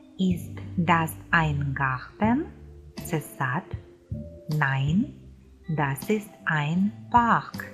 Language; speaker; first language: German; non-native, fluent; Ukrainian